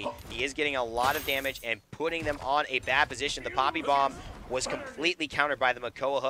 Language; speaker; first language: English; native; English